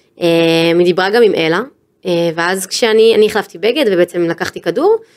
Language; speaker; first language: Hebrew; native; Hebrew